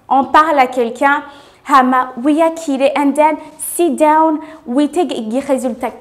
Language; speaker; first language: French; non-native, local second language; Rundi